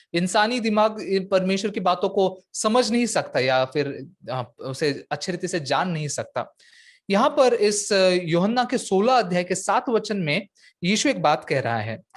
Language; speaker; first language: Hindi; non-native, local second language; Marathi